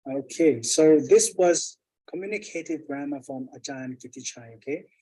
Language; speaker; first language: English; non-native, fluent; Thai